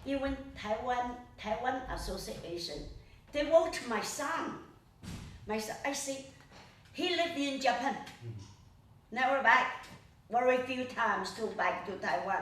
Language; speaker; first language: English; non-native, learner; Chinese